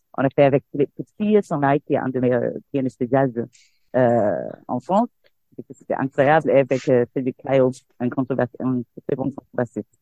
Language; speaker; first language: French; non-native, fluent; English